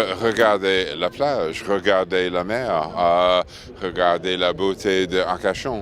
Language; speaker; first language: French; non-native, fluent; English